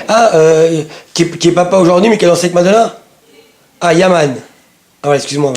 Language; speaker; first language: French; native; French